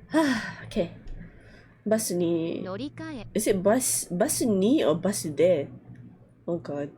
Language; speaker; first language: Japanese; non-native, learner; English